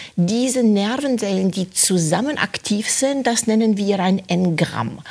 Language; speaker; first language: German; non-native, fluent; Romanian